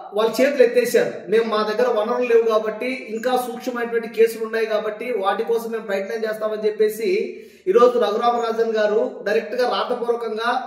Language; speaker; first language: Telugu; native; Telugu